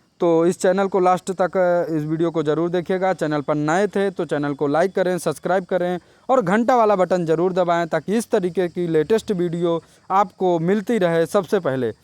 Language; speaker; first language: Hindi; native; Hindi